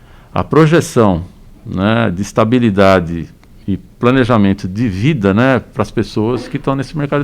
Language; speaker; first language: Portuguese; native; Portuguese